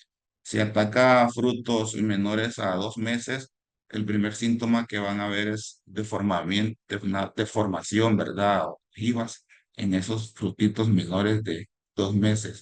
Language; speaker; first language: Spanish; native; Spanish